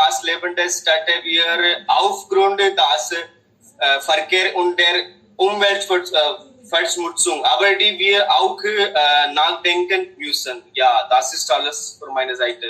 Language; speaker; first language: German; non-native, learner; Hindi